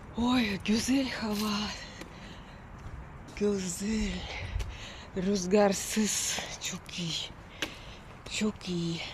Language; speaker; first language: Turkish; non-native, learner; Russian